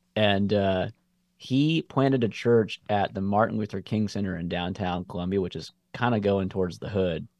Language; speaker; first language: English; native; English